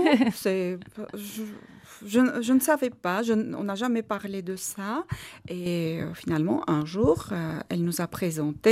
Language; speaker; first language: French; non-native, learner; Armenian